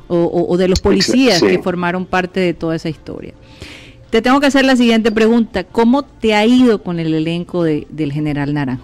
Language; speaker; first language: Spanish; native; Spanish